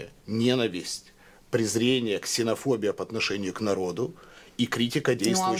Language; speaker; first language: Russian; native; Russian